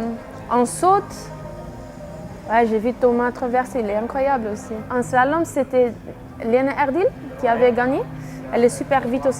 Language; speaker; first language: French; non-native, fluent; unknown